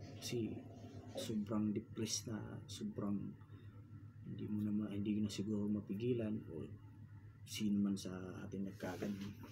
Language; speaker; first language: Filipino; non-native, local second language; Cebuano